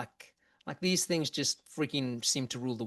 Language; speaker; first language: English; native; English